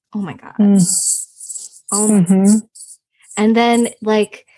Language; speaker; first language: English; early bilingual, other home language; Nepali